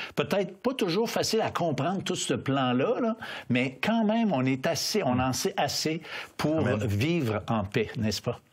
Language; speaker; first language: French; native; French